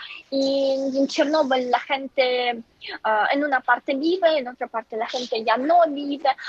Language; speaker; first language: Spanish; non-native, fluent; Ukrainian